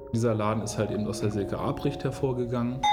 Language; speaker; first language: German; native; German